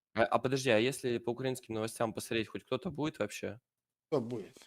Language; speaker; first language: Russian; native; Russian